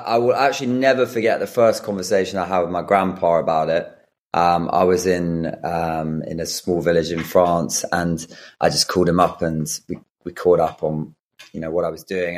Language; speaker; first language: English; native; English